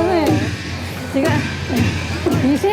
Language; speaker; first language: Korean; non-native, learner; Chinese